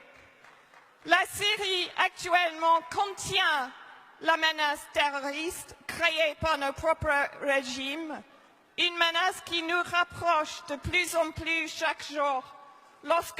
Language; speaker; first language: French; non-native, fluent; English